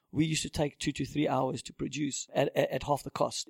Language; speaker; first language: English; native; English